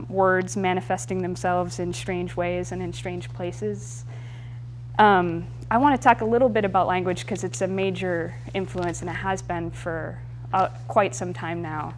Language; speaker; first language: English; native; English